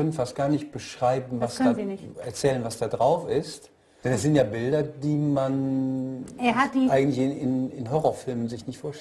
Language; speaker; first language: German; native; German